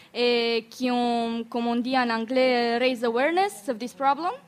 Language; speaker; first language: French; non-native, learner; Romanian